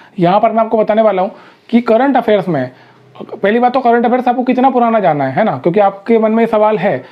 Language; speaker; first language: Hindi; native; Hindi